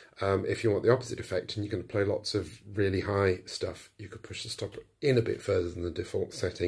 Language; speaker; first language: English; native; English